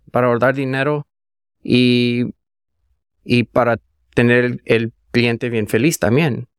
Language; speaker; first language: Spanish; early bilingual, heritage; Spanish